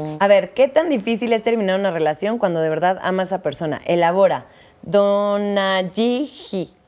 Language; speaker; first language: Spanish; native; Spanish